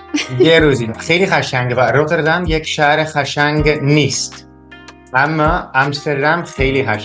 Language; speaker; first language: Persian; non-native, learner; Dutch